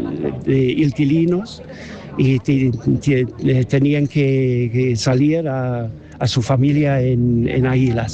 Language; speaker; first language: Spanish; non-native, learner; English